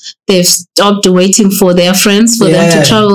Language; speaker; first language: English; non-native, local second language; Xhosa